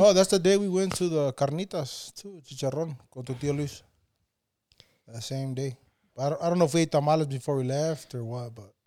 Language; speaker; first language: English; early bilingual, other home language; Spanish